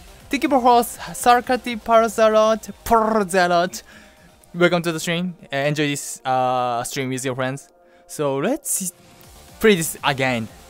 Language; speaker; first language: English; non-native, learner; Japanese